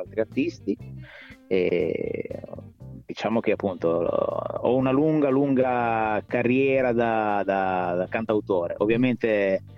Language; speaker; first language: Italian; native; Italian